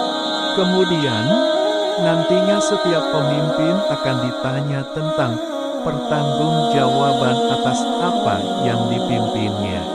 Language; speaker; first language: Indonesian; native; Indonesian